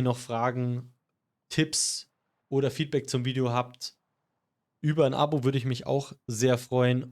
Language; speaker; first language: German; native; German